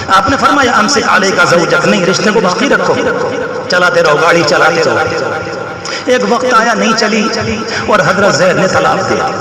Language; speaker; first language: Urdu; native; Urdu